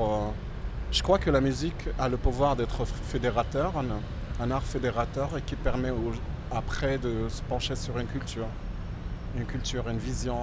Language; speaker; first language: French; non-native, local second language; Berber languages